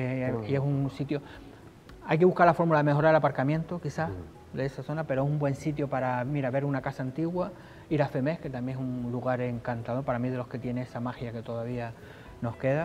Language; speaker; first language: Spanish; native; Spanish